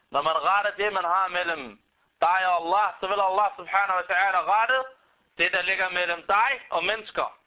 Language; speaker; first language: Danish; non-native, fluent; Arabic